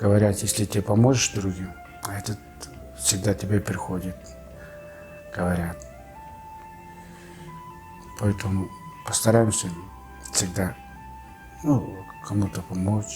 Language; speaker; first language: Russian; non-native, fluent; Mongolian